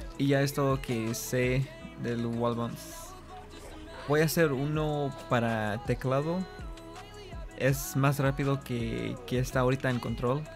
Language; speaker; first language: Spanish; early bilingual, heritage; Spanish